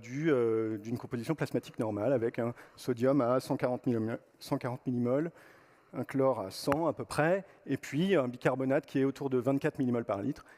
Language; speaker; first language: French; native; French